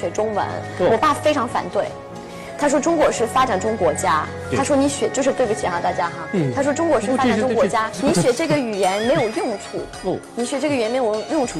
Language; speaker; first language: Chinese; non-native, fluent; English